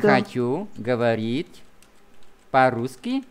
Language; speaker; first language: Russian; non-native, fluent; Vietnamese